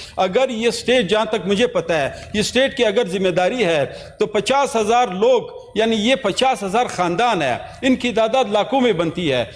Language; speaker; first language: Urdu; non-native, local second language; Pashto